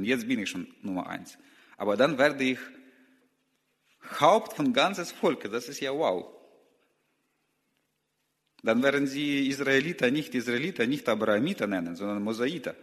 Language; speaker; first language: German; non-native, learner; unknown